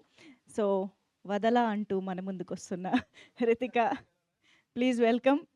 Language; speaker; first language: Telugu; native; Telugu